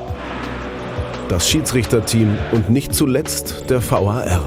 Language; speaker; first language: German; native; German